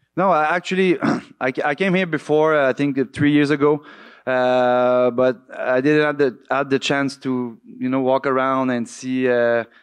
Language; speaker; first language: English; native; English